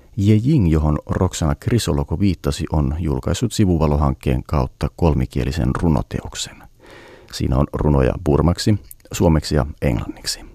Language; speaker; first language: Finnish; native; Finnish